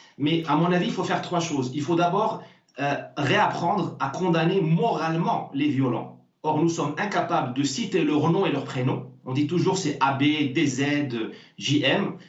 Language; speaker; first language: French; non-native, local second language; Arabic